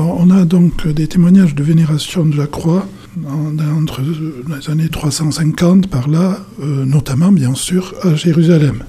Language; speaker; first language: French; native; French